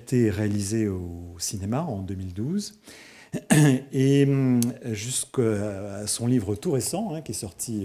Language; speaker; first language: French; native; French